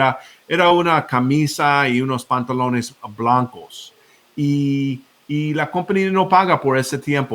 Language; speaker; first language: Spanish; non-native, fluent; English